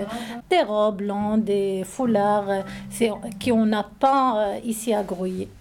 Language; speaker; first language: French; non-native, learner; Arabic